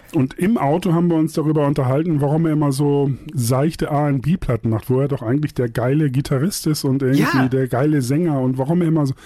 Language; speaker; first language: German; native; German